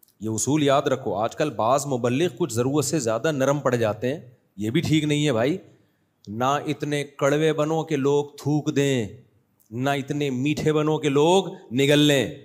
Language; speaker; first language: Urdu; native; Urdu